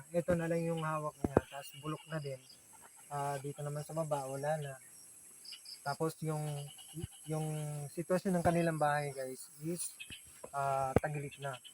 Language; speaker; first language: Filipino; native; Filipino